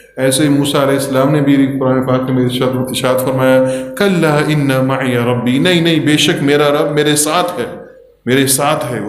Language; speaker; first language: Urdu; early bilingual, heritage; Urdu